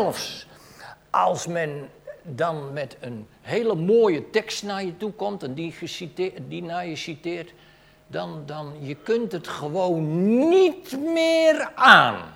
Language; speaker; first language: Dutch; native; Dutch